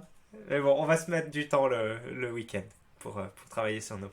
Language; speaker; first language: French; native; French